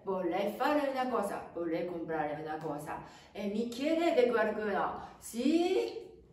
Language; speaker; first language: Italian; non-native, fluent; Japanese